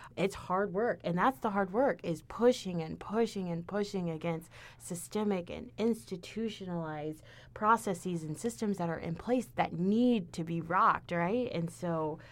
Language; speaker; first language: English; native; English